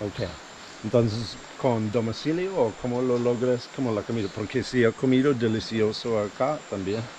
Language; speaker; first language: Spanish; non-native, fluent; English